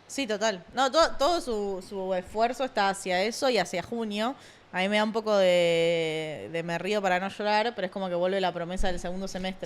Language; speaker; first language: Spanish; native; Spanish